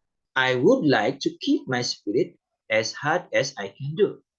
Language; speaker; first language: English; non-native, fluent; Indonesian